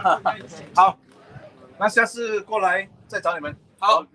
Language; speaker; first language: Chinese; early bilingual, heritage; Chinese